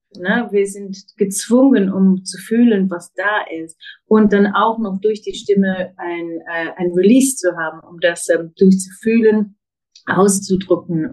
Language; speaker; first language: German; non-native, fluent; English